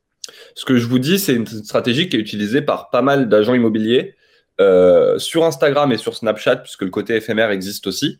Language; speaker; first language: French; native; French